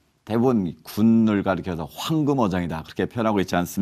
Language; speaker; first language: Korean; native; Korean